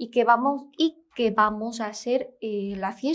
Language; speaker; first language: Spanish; non-native, fluent; Korean